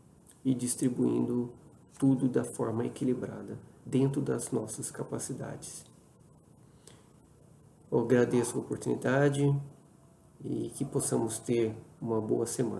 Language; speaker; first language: Portuguese; native; Portuguese